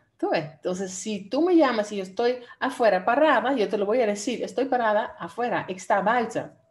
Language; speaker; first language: Spanish; non-native, fluent; Dutch